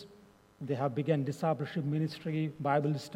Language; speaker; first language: English; non-native, local second language; Telugu